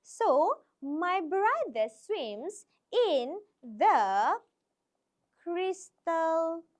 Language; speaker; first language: English; non-native, local second language; Malay